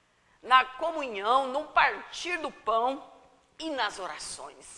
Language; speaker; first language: Portuguese; native; Portuguese